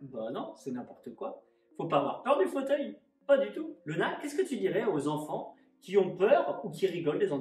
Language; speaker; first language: French; native; French